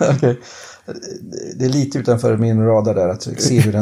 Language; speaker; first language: Swedish; native; Swedish